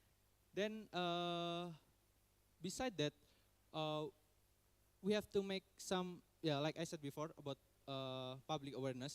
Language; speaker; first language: English; non-native, learner; Indonesian